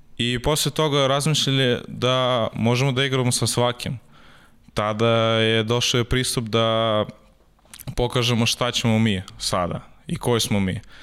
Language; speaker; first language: Serbian; non-native, learner; Russian